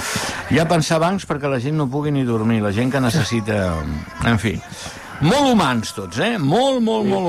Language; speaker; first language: Catalan; native; Catalan